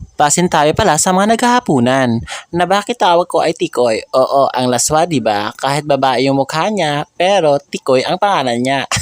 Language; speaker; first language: Filipino; non-native, local second language; Cebuano